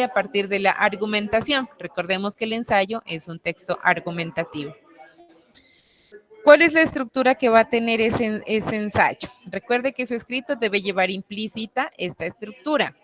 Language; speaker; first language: Spanish; native; Spanish